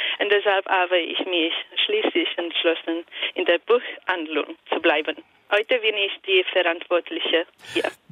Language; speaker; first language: German; non-native, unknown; Italian